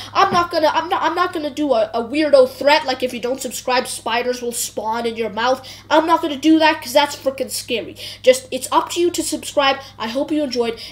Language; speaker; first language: English; native; English